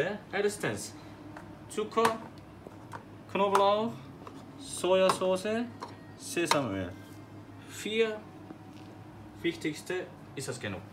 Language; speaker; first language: German; non-native, learner; Korean